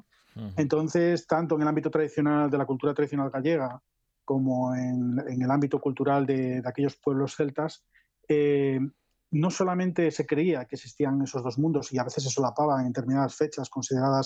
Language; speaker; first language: Spanish; native; Spanish